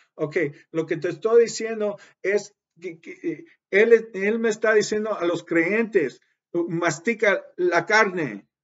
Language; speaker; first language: Spanish; early bilingual, heritage; Spanish